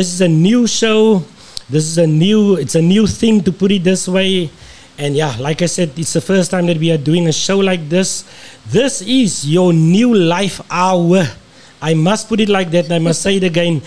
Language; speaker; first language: English; non-native, local second language; Afrikaans